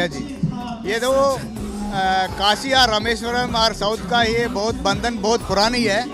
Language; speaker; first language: Hindi; non-native, local second language; Tamil